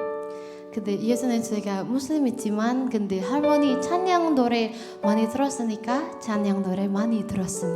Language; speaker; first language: Korean; non-native, learner; Indonesian